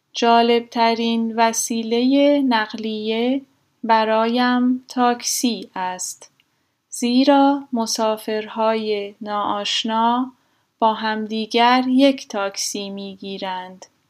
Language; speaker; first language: Persian; non-native, fluent; German